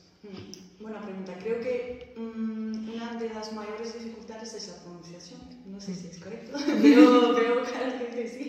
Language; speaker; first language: Spanish; non-native, fluent; Dutch